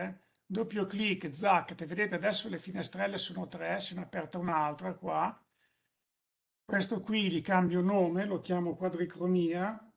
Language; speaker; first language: Italian; native; Italian